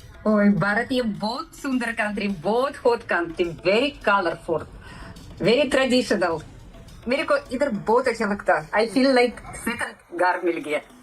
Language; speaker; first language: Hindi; non-native, learner; Russian